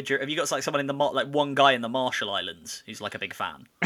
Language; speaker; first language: English; native; English